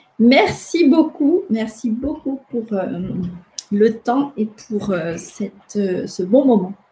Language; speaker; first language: French; non-native, local second language; Malagasy